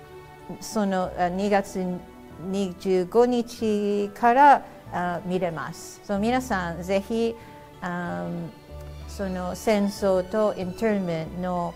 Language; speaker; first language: Japanese; early bilingual, heritage; Japanese